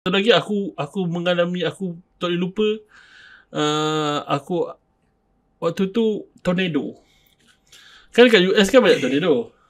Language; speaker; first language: Malay; early bilingual, heritage; Malay